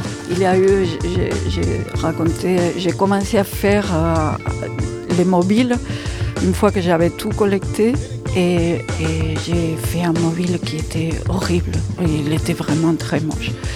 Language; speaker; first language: French; non-native, fluent; Spanish